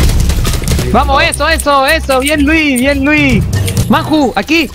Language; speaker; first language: Spanish; native; Spanish